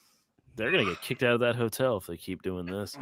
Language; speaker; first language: English; native; English